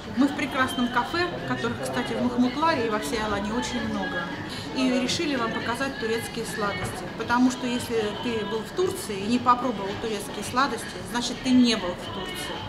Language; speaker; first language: Russian; native; Russian